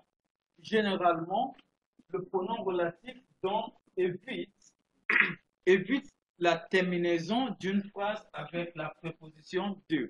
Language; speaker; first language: French; non-native, fluent; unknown